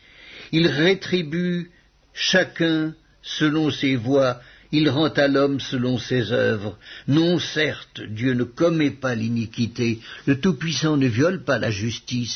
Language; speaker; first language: French; native; French